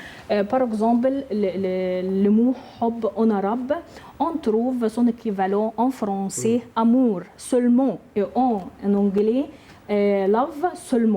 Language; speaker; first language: French; non-native, learner; Arabic